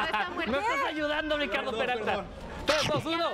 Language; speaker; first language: Spanish; native; Spanish